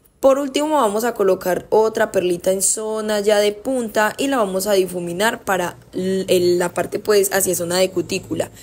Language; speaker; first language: Spanish; native; Spanish